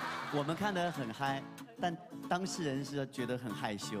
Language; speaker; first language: Chinese; native; Chinese